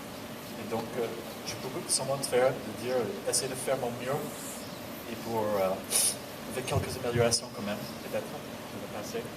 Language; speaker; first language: French; non-native, learner; English